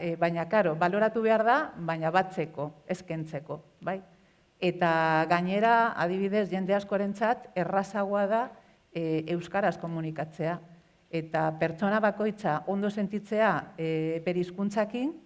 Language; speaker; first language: Basque; non-native, local second language; Spanish